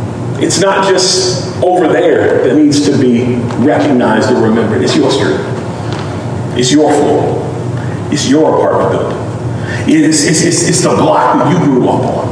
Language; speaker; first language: English; native; English